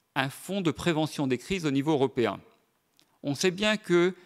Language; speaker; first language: French; native; French